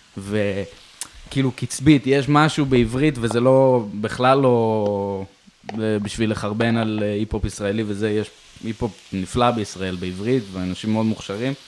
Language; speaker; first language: Hebrew; native; Hebrew